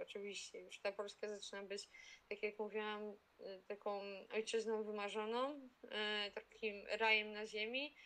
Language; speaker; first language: Polish; native; Polish